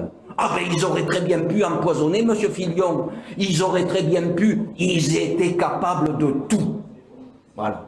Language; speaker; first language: French; native; French